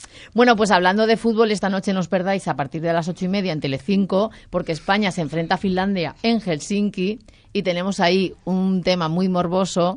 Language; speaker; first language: Spanish; native; Spanish